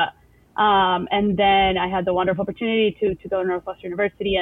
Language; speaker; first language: English; non-native, fluent; Spanish